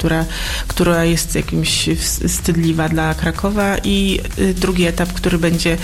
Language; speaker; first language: Polish; native; Polish